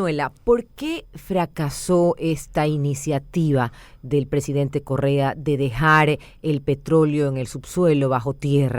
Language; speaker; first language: Spanish; native; Spanish